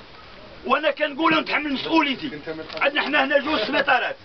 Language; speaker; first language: Arabic; native; Arabic